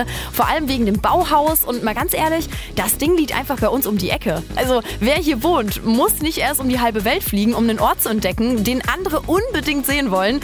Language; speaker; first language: German; native; German